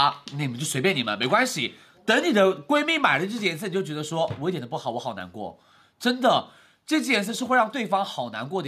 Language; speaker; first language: Chinese; native; Chinese